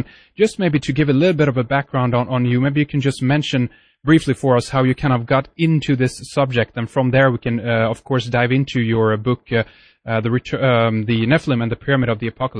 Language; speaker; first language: English; non-native, fluent; Swedish